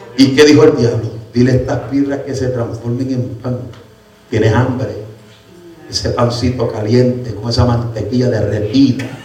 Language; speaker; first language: Spanish; early bilingual, heritage; Spanish